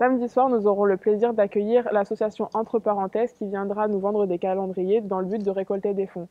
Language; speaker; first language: French; native; French